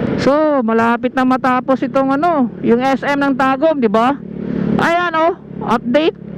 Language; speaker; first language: Filipino; non-native, local second language; Cebuano